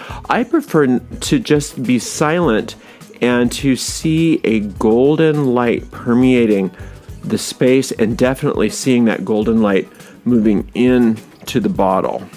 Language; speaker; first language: English; native; English